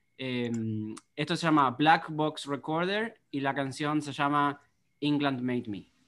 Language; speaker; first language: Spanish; native; Spanish